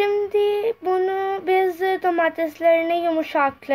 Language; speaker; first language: Turkish; non-native, fluent; Urdu